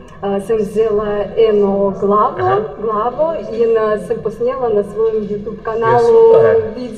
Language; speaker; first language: Slovenian; non-native, learner; Russian